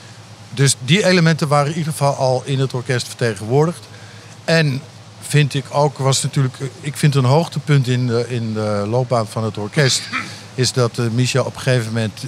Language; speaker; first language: Dutch; native; Dutch